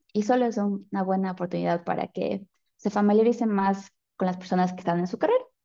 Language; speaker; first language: Spanish; early bilingual, heritage; Spanish